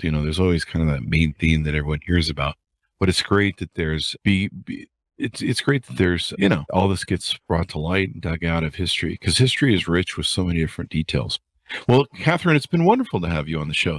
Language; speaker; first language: English; native; English